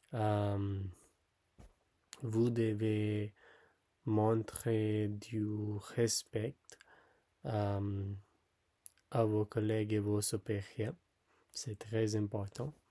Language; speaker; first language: French; non-native, learner; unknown